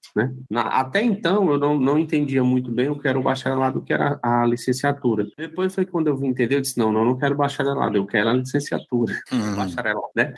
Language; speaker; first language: Portuguese; native; Portuguese